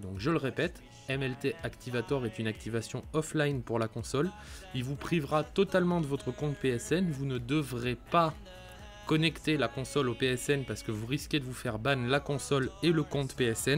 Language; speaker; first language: French; native; French